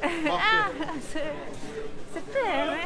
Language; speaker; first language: French; non-native, learner; Turkish